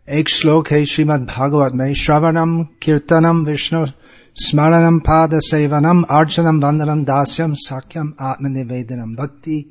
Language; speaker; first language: Hindi; non-native, fluent; English